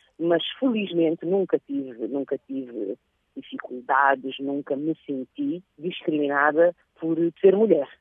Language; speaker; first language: Portuguese; non-native, local second language; Kabuverdianu